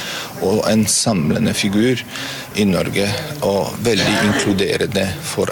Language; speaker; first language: Norwegian; non-native, fluent; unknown